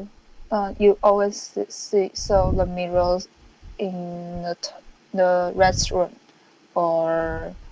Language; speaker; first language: English; non-native, learner; Chinese